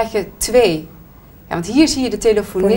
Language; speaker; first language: Dutch; native; Dutch